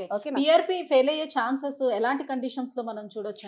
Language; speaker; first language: Telugu; native; Telugu